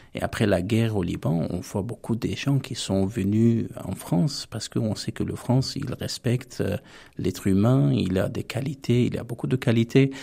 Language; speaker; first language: French; non-native, fluent; Armenian